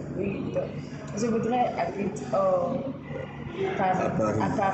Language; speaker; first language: French; non-native, learner; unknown